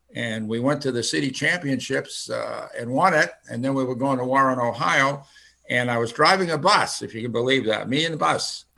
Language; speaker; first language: English; early bilingual, other home language; Finnish